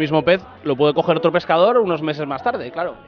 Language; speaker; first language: Spanish; native; Spanish